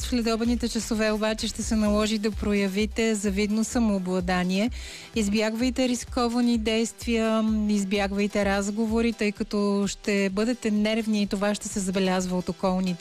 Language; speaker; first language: Bulgarian; native; Bulgarian